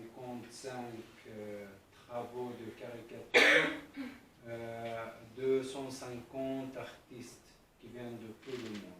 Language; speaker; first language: French; non-native, fluent; Arabic